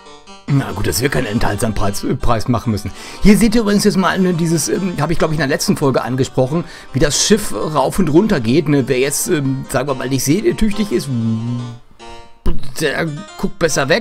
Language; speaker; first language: German; native; German